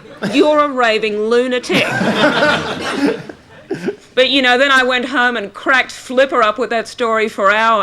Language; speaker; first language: English; native; English